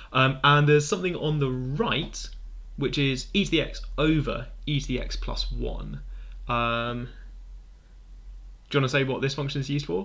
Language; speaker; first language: English; native; English